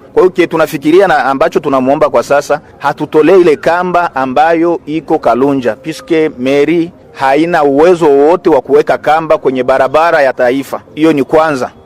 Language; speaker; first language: Swahili; native; Swahili